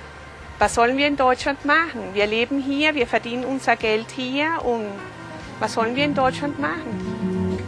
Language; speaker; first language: German; early bilingual, heritage; German